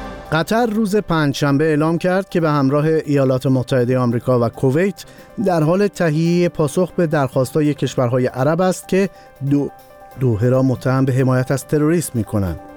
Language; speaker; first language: Persian; native; Persian